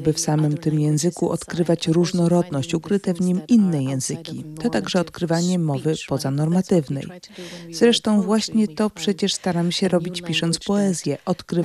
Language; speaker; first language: Polish; non-native, fluent; German